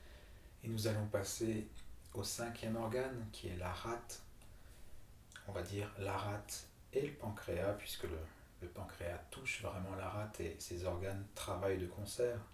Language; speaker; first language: French; native; French